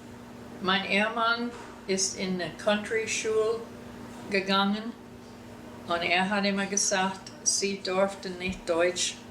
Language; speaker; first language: German; early bilingual, heritage; German